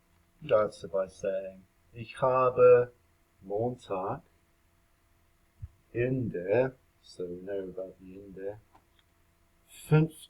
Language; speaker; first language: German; non-native, fluent; English